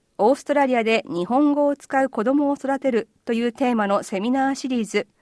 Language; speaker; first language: Japanese; native; Japanese